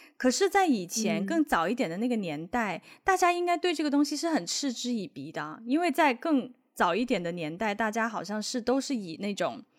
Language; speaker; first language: Chinese; native; Chinese